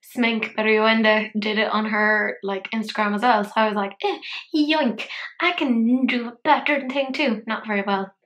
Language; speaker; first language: English; native; English